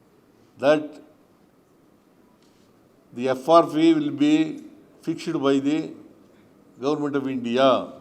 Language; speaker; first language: English; non-native, local second language; Kannada